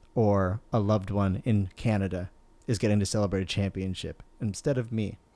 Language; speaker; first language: English; native; English